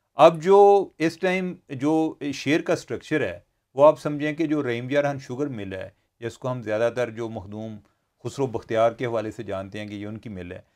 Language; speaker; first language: Urdu; non-native, local second language; Punjabi